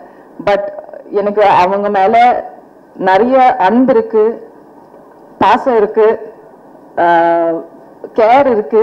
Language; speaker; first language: Tamil; non-native, fluent; Malayalam